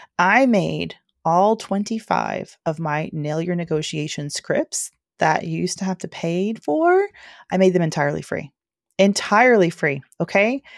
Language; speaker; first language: English; native; English